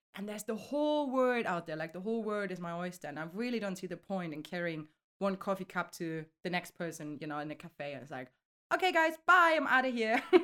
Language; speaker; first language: English; non-native, fluent; German